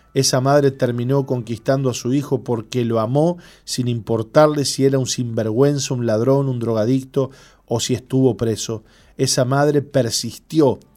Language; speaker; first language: Spanish; native; Spanish